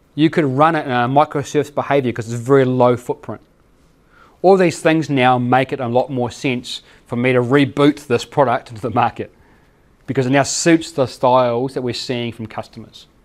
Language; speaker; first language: English; native; English